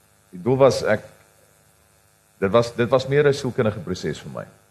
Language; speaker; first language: English; non-native, local second language; Afrikaans